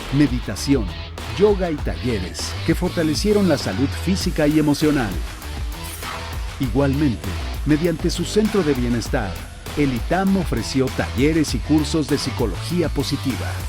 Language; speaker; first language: Spanish; native; Spanish